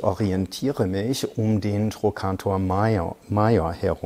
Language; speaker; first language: German; non-native, fluent; English